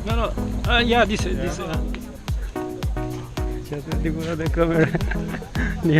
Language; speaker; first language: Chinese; non-native, learner; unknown